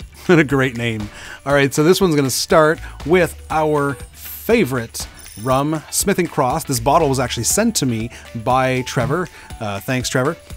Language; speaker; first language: English; native; English